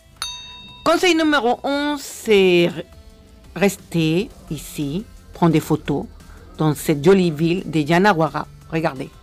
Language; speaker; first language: French; non-native, fluent; Spanish